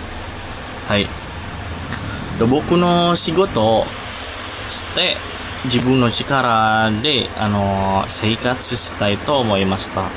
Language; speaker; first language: Japanese; non-native, learner; Indonesian